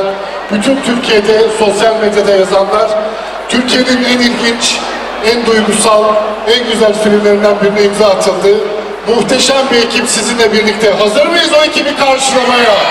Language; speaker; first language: Turkish; native; Turkish